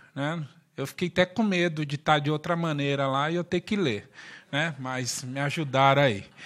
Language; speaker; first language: Portuguese; native; Portuguese